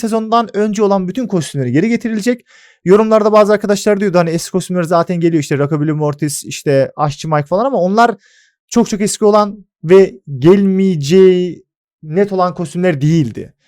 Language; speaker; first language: Turkish; native; Turkish